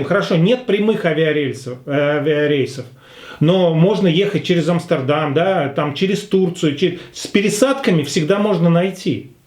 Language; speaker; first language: Russian; native; Russian